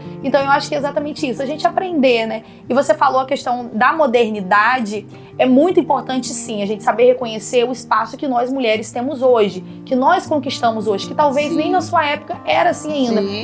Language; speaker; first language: Portuguese; native; Portuguese